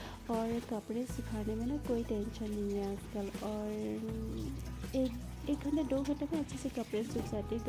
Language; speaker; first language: Hindi; non-native, local second language; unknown